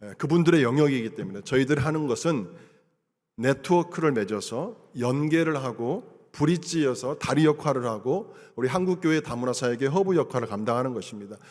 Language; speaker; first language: Korean; native; Korean